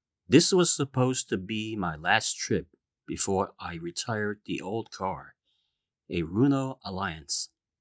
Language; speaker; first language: English; non-native, fluent; Korean